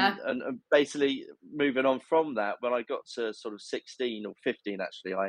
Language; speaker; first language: English; native; English